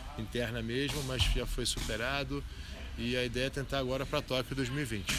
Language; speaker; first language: Portuguese; early bilingual, other home language; Arabic